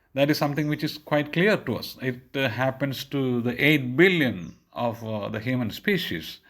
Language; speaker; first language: English; non-native, local second language; Malayalam